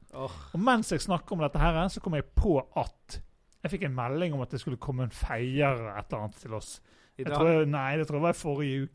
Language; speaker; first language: Norwegian; native; Norwegian